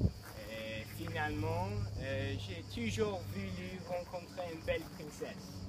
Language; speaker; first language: French; non-native, learner; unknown